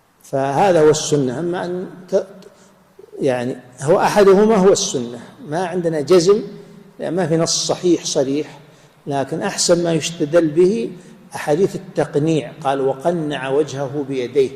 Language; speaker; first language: Arabic; native; Arabic